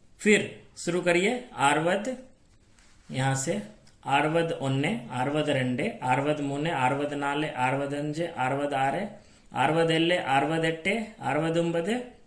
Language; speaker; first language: Hindi; native; Hindi